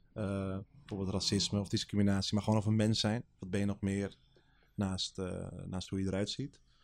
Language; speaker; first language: Dutch; early bilingual, other home language; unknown